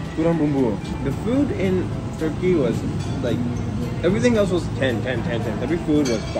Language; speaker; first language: English; non-native, fluent; Japanese